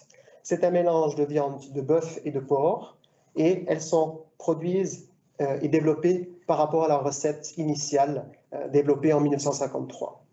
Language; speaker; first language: French; native; French